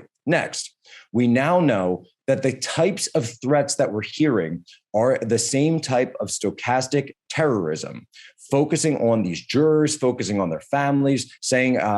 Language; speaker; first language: English; native; English